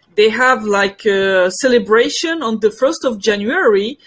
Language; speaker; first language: English; non-native, fluent; French